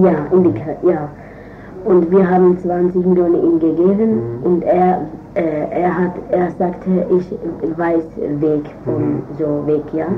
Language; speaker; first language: German; non-native, learner; Kurdish